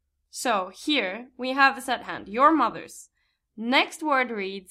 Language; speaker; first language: English; non-native, fluent; Turkish